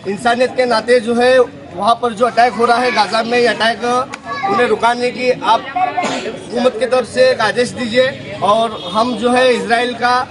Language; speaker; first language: Hindi; native; Hindi